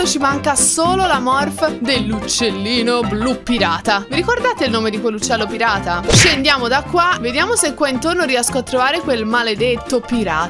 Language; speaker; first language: Italian; native; Italian